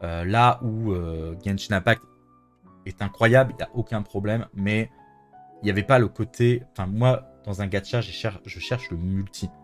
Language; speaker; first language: French; native; French